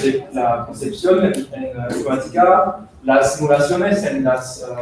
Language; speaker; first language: Spanish; non-native, learner; French